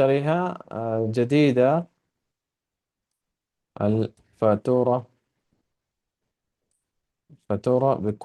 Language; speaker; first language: Arabic; non-native, fluent; Urdu